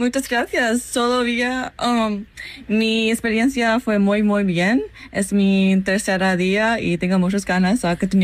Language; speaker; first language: Spanish; non-native, learner; English